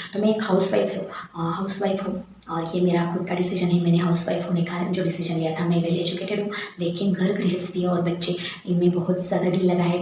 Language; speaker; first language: Hindi; non-native, local second language; Marathi